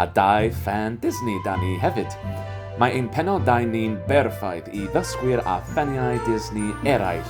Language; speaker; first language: Welsh; non-native, fluent; English